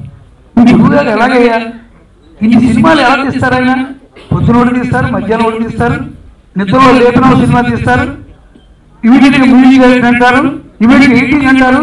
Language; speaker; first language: Telugu; native; Telugu